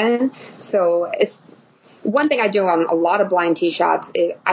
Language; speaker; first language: English; native; English